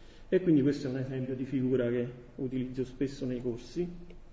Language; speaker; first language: Italian; native; Italian